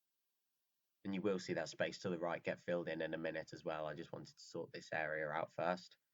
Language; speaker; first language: English; native; English